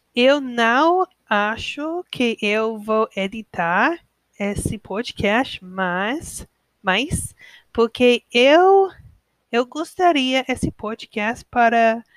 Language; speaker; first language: Portuguese; non-native, learner; English